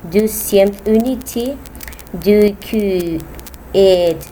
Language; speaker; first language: French; non-native, learner; Spanish